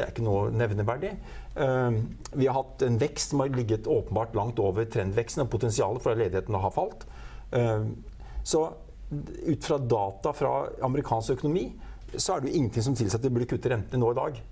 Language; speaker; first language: Norwegian; native; Norwegian